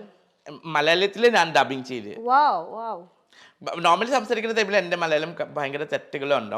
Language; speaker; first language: Malayalam; non-native, learner; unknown